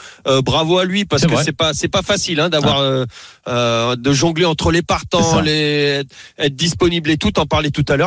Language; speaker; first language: French; native; French